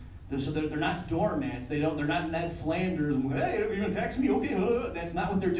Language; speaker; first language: English; native; English